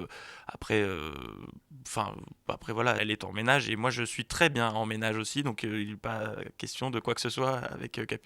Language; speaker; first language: French; native; French